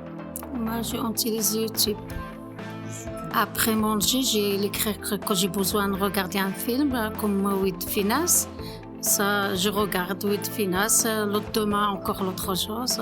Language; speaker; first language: French; non-native, learner; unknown